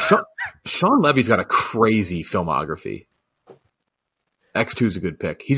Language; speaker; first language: English; native; English